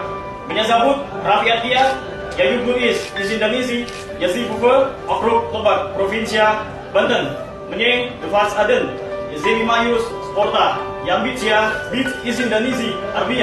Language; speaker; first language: Russian; non-native, learner; Indonesian